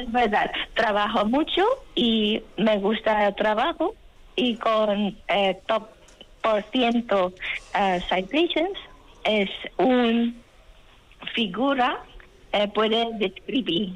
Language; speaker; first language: Spanish; non-native, learner; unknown